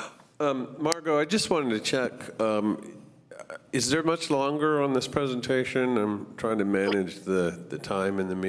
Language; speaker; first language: English; native; English